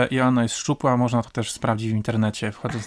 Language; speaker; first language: Polish; native; Polish